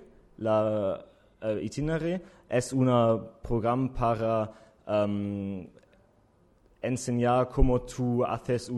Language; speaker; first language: Spanish; non-native, learner; German